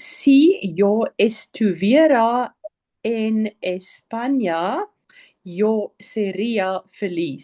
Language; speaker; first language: Spanish; non-native, learner; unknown